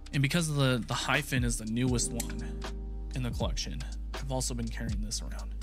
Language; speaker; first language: English; native; English